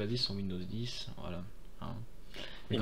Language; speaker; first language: French; native; French